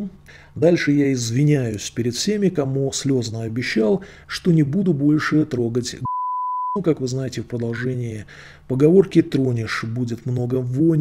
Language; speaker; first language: Russian; native; Russian